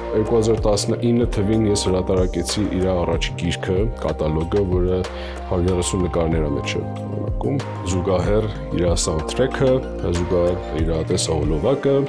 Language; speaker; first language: Armenian; early bilingual, heritage; Armenian